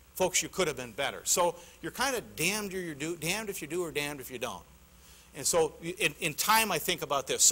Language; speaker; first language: English; native; English